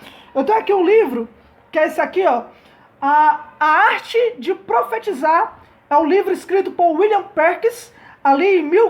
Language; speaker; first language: Portuguese; native; Portuguese